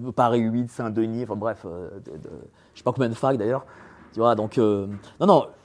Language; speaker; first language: French; early bilingual, other home language; Polish